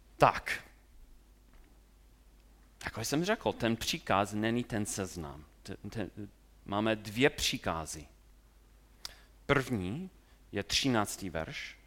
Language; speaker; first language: Czech; non-native, fluent; English